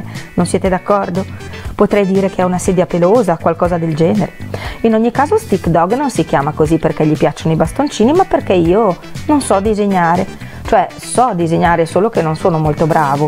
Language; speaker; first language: Italian; native; Italian